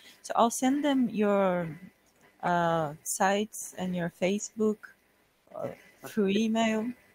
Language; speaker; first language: English; non-native, fluent; Portuguese